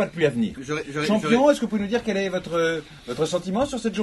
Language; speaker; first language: French; native; French